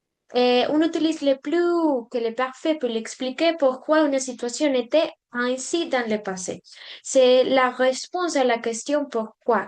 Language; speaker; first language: French; non-native, learner; Spanish